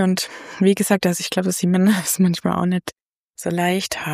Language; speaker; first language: German; native; German